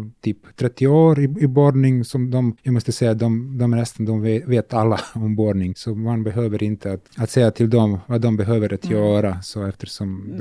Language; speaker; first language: Swedish; non-native, learner; Serbian